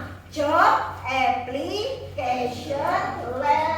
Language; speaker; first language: English; non-native, fluent; Indonesian